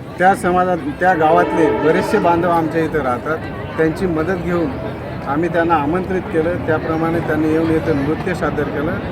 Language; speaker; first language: Marathi; non-native, local second language; Lambadi